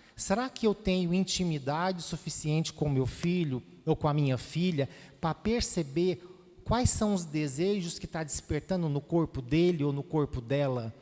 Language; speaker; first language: Portuguese; native; Portuguese